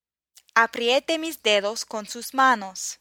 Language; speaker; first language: Spanish; non-native, fluent; English